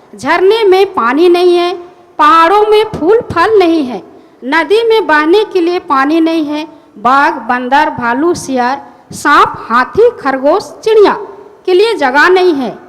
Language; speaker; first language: Hindi; non-native, local second language; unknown